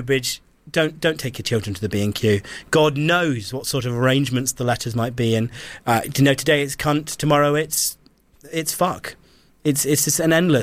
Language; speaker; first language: English; native; English